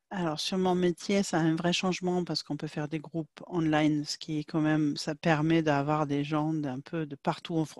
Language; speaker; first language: French; non-native, fluent; Swedish